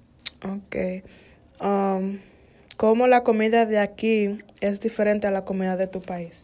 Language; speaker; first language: Spanish; early bilingual, heritage; Spanish